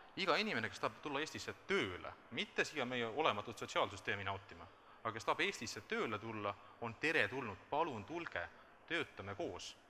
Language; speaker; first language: Estonian; native; Estonian